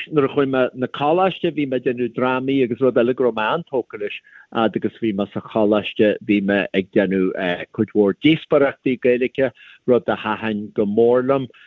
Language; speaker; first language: Irish; native; Irish